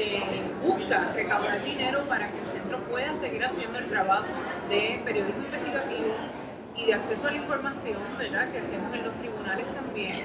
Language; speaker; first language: Spanish; native; Spanish